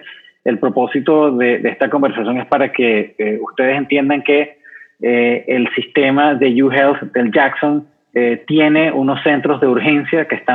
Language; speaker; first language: Spanish; native; Spanish